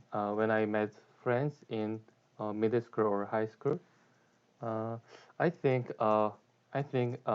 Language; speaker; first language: English; non-native, learner; Korean